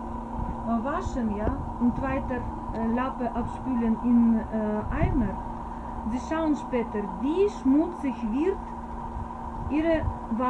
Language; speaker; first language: German; non-native, learner; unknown